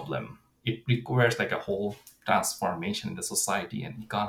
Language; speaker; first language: English; non-native, local second language; Bangla